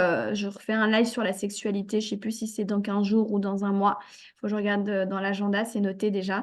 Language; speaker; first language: French; native; French